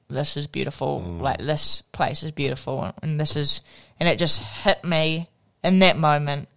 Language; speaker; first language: English; native; English